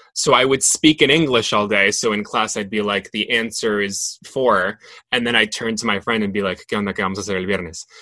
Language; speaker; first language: English; non-native, fluent; Spanish